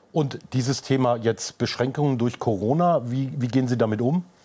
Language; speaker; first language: German; native; German